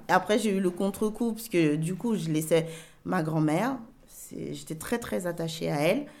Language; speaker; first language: French; early bilingual, other home language; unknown